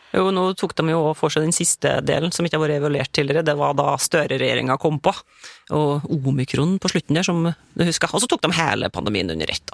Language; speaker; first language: Norwegian; native; Norwegian